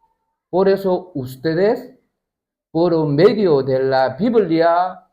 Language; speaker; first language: Spanish; non-native, learner; Korean